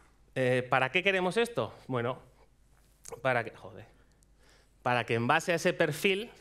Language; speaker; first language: Spanish; native; Spanish